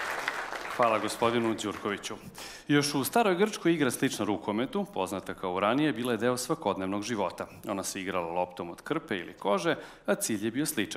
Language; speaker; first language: Serbian; native; Serbian